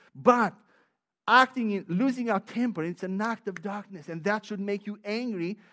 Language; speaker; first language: English; non-native, fluent; Romanian